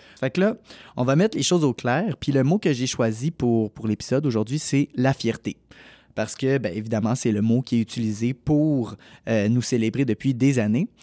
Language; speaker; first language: French; native; French